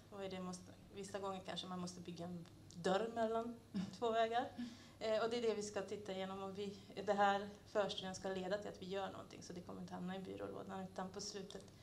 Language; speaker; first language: Swedish; non-native, fluent; Hungarian